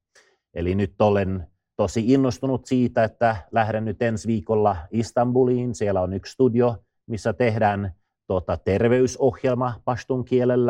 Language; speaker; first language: Finnish; non-native, fluent; Swedish